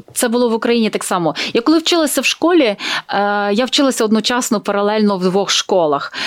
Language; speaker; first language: Ukrainian; native; Ukrainian